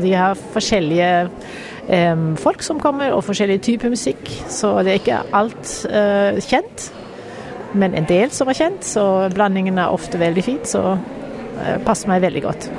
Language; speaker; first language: Danish; non-native, local second language; Norwegian